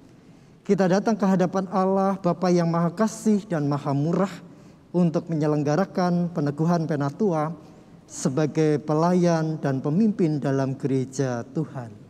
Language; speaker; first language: Indonesian; native; Indonesian